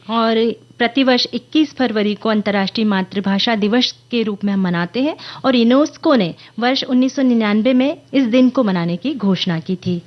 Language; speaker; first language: Hindi; native; Hindi